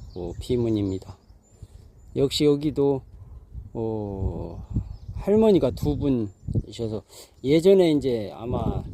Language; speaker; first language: Korean; native; Korean